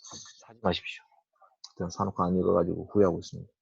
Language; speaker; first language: Korean; native; Korean